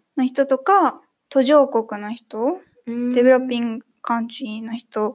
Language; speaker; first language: Japanese; native; Japanese